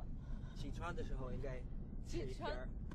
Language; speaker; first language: Chinese; non-native, learner; English